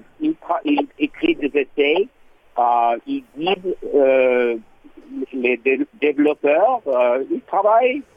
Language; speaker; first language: French; non-native, learner; English